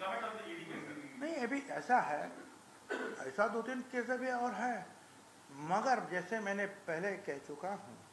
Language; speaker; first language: Hindi; non-native, local second language; Marathi